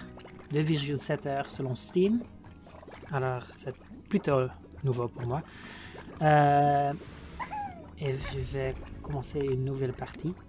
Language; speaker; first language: French; non-native, learner; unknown